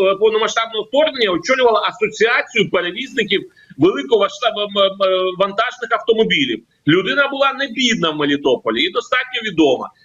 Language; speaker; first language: Ukrainian; native; Ukrainian